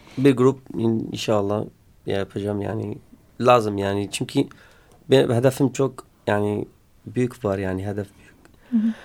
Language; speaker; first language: Turkish; non-native, learner; Kurdish